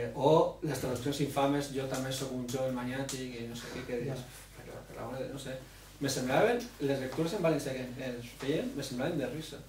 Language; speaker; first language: Spanish; non-native, local second language; Catalan